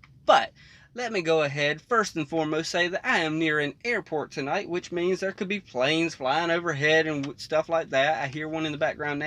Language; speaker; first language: English; native; English